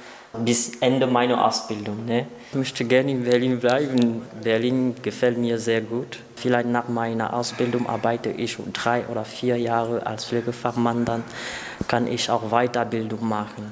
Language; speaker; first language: German; non-native, learner; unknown